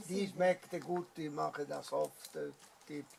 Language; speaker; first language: German; non-native, learner; Italian